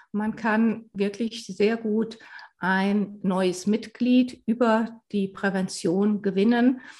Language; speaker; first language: German; native; German